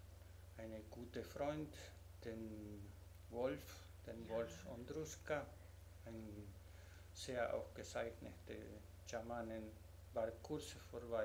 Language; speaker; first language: German; non-native, learner; Spanish